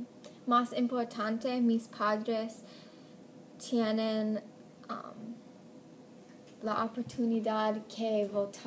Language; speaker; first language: Spanish; non-native, learner; English